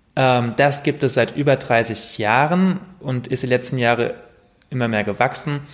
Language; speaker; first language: German; native; German